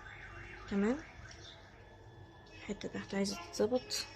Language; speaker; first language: Arabic; native; Arabic